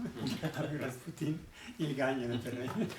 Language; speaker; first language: French; non-native, learner; Spanish